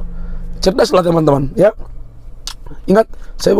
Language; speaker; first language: Indonesian; native; Indonesian